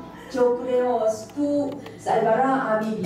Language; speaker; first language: Spanish; non-native, learner; Korean